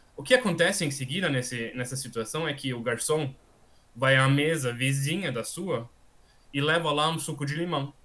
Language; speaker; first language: Portuguese; non-native, fluent; German